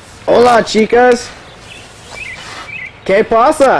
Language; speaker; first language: Spanish; non-native, learner; English